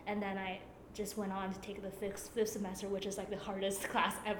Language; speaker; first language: English; non-native, fluent; Chinese